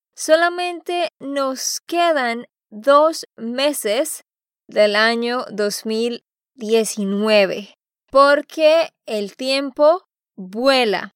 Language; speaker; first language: Spanish; native; Spanish